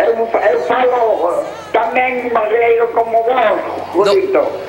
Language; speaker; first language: Portuguese; non-native, learner; Spanish